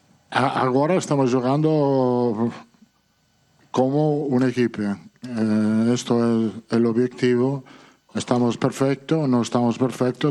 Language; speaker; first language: Portuguese; non-native, fluent; Italian